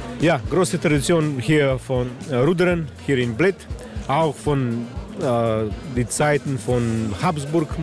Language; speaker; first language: German; non-native, learner; Slovenian